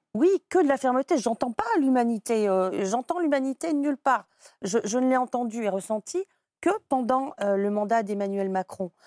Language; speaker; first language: French; native; French